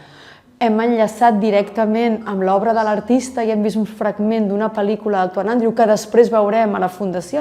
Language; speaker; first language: Catalan; native; Catalan